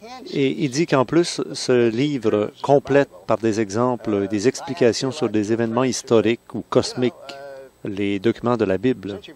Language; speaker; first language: French; native; French